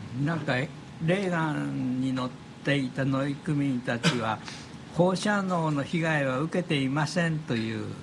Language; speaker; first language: Japanese; native; Japanese